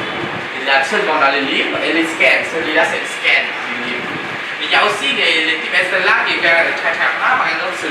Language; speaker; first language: French; non-native, learner; Vietnamese